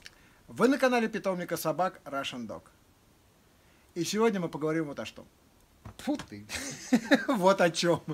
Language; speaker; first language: Russian; native; Russian